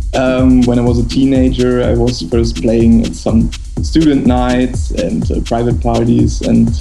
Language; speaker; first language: English; non-native, fluent; German